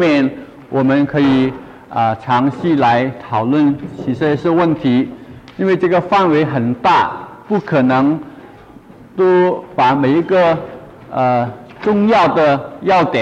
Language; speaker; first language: Chinese; non-native, local second language; Cantonese